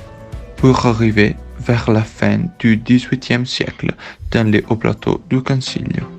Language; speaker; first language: French; non-native, learner; Italian